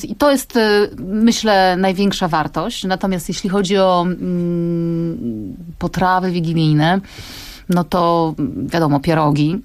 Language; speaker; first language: Polish; early bilingual, heritage; Polish